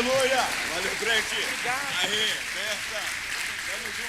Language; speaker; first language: Portuguese; native; Portuguese